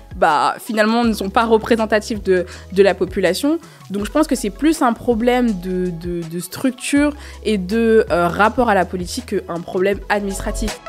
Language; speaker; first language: French; native; French